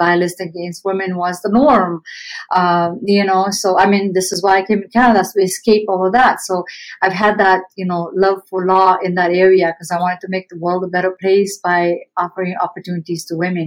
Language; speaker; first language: English; non-native, fluent; Romanian